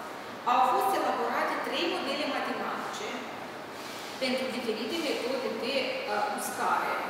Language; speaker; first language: Romanian; native; Romanian